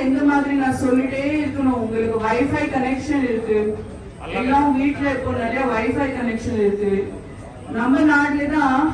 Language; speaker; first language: Tamil; non-native, fluent; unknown